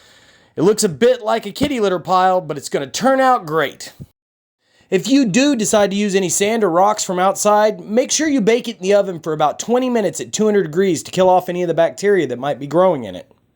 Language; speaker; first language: English; native; English